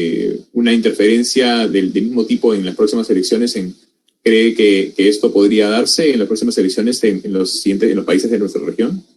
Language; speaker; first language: Spanish; native; Spanish